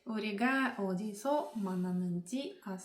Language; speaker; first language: Korean; non-native, learner; Russian